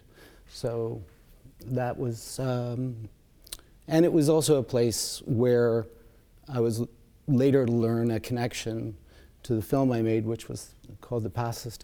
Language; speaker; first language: English; native; English